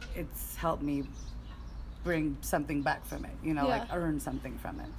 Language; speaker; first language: English; native; English